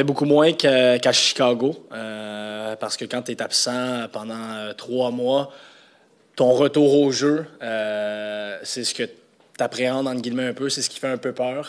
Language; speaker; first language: French; native; French